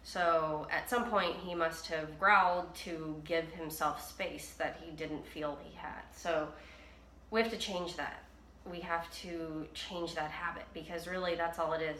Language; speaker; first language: English; native; English